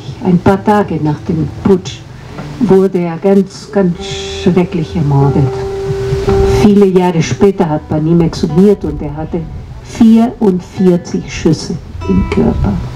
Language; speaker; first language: German; non-native, fluent; Spanish